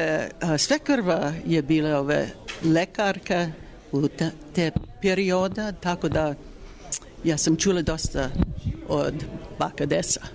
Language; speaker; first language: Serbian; early bilingual, heritage; Serbian